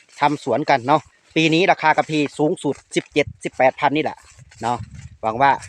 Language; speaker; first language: Thai; non-native, local second language; Lao